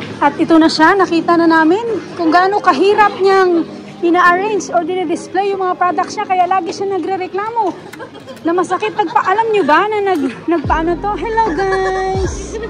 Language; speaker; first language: Filipino; native; Filipino